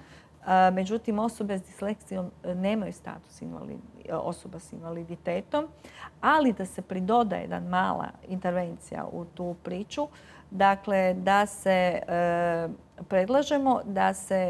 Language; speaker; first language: Croatian; native; Croatian